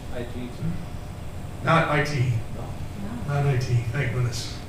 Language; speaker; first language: English; native; English